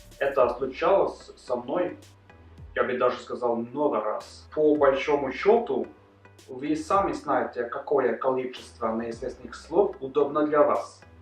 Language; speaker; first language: Russian; non-native, fluent; Norwegian